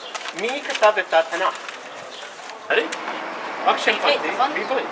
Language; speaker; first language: Hebrew; non-native, learner; English